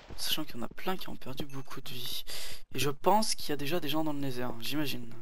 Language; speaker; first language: French; native; French